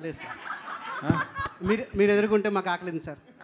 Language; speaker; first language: Telugu; native; Telugu